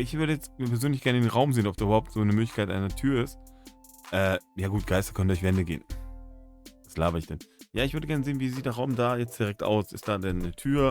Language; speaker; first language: German; native; German